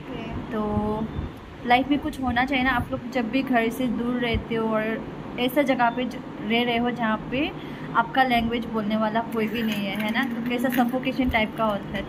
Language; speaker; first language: Hindi; non-native, local second language; Nepali